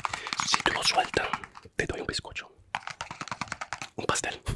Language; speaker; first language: Spanish; non-native, fluent; English